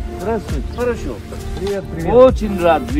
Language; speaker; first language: Russian; non-native, learner; Bangla